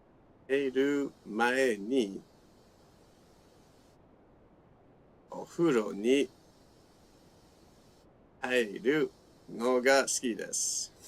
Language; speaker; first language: Japanese; non-native, fluent; English